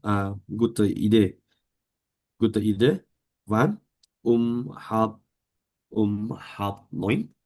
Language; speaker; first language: German; non-native, learner; Indonesian